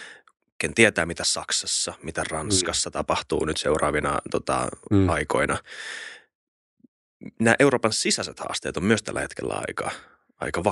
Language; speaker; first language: Finnish; native; Finnish